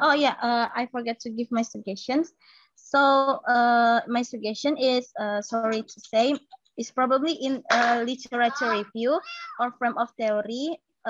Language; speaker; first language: English; non-native, learner; Indonesian